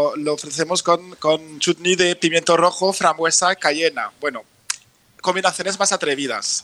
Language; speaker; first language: Spanish; non-native, fluent; French